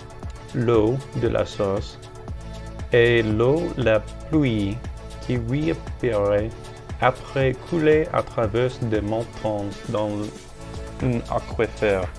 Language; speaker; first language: French; non-native, learner; English